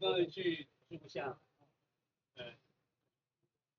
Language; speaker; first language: Chinese; native; Chinese